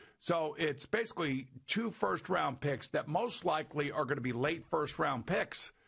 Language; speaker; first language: English; native; English